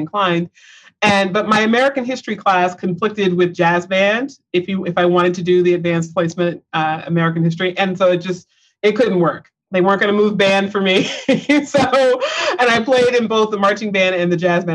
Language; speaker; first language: English; native; English